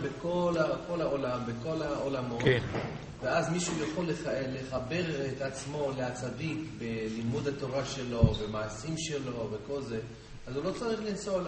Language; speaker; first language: Hebrew; non-native, fluent; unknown